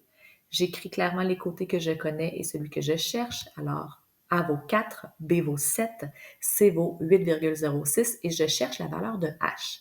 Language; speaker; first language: French; native; French